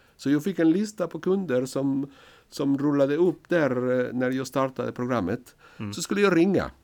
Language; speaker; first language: Swedish; non-native, fluent; Spanish